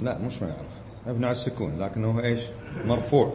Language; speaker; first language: Arabic; native; Arabic